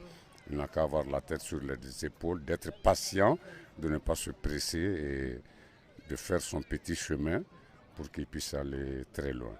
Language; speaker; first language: French; non-native, local second language; Bambara